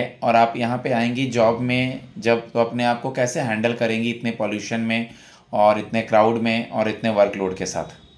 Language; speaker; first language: Hindi; native; Hindi